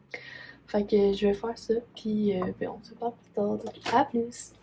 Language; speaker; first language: French; native; French